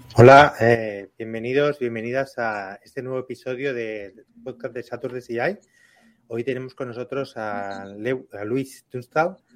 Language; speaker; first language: Spanish; native; Spanish